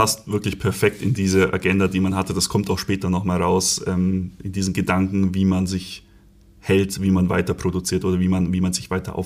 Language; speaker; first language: German; native; German